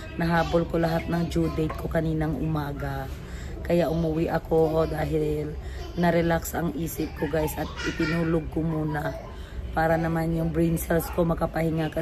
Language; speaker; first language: Filipino; non-native, local second language; Cebuano